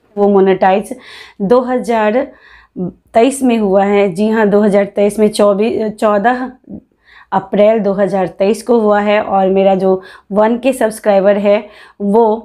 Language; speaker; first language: Hindi; native; Hindi